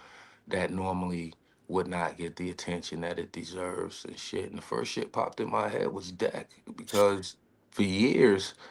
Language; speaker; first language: English; native; English